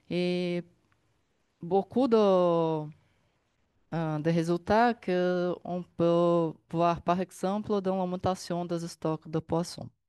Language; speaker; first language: French; non-native, learner; Portuguese